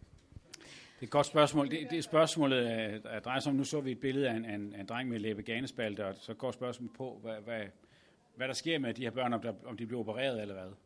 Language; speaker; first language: Danish; native; Danish